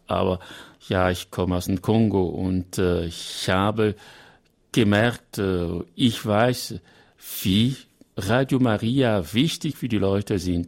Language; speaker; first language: German; non-native, learner; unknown